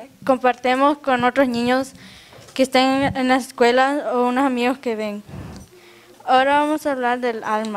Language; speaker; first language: Spanish; early bilingual, other home language; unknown